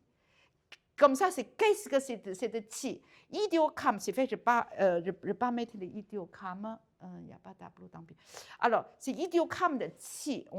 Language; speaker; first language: French; non-native, learner; Chinese